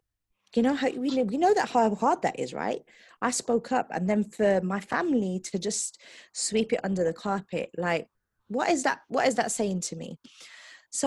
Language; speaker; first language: English; native; English